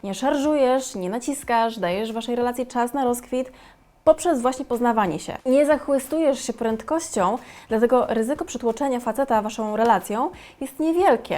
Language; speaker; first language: Polish; native; Polish